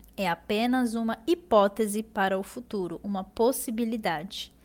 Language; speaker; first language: Portuguese; native; Portuguese